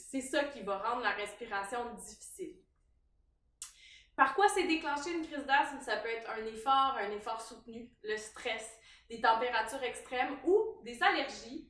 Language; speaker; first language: French; native; French